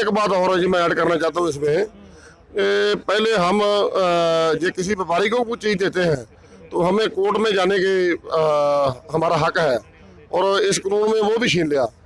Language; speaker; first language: Hindi; non-native, local second language; Punjabi